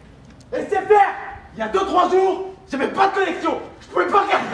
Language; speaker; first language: French; native; French